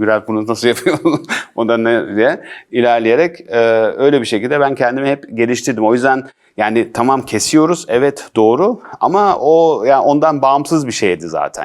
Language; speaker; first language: Turkish; early bilingual, heritage; Turkish